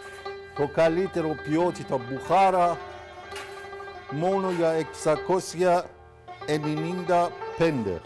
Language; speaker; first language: Greek; non-native, fluent; Persian